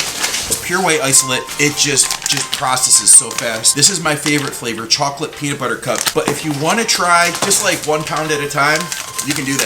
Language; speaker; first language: English; native; English